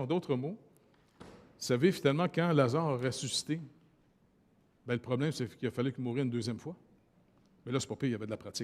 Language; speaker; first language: French; native; French